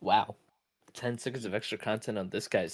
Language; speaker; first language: English; native; English